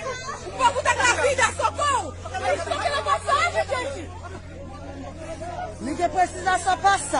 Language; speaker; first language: Portuguese; non-native, learner; Haitian Creole